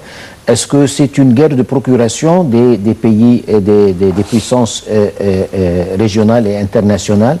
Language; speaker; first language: French; non-native, fluent; Arabic